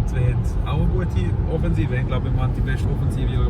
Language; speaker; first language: German; native; German